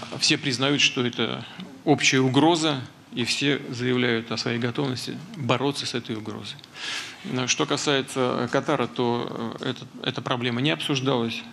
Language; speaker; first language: Russian; native; Russian